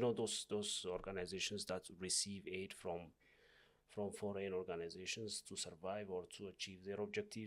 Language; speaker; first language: English; non-native, local second language; Amharic